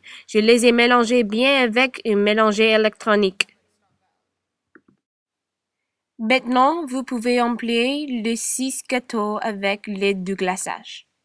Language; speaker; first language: French; non-native, learner; English